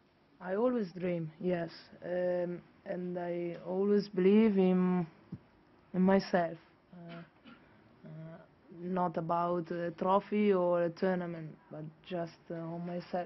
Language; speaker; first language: English; non-native, fluent; Italian